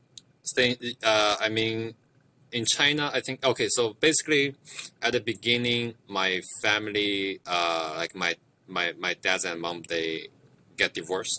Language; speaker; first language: English; non-native, fluent; Chinese